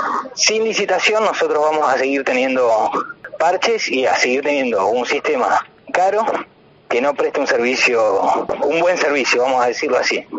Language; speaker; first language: Spanish; native; Spanish